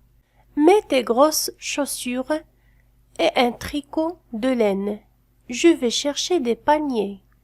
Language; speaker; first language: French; non-native, fluent; Arabic